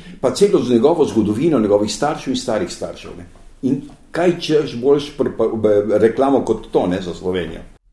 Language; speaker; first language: Slovenian; early bilingual, heritage; Slovenian